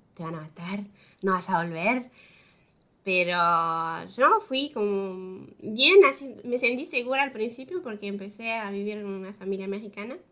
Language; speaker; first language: Spanish; non-native, fluent; Arabic